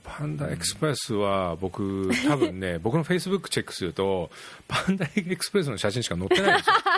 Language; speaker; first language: Japanese; native; Japanese